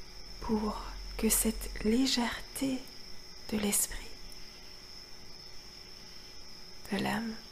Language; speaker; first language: French; native; French